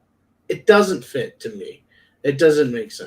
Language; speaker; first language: English; native; English